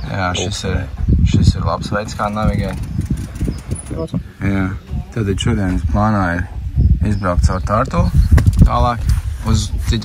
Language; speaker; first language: Latvian; native; Latvian